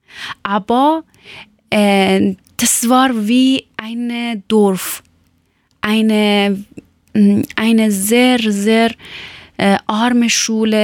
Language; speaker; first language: German; non-native, learner; Persian